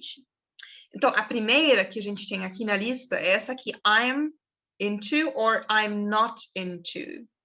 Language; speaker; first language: Portuguese; non-native, fluent; German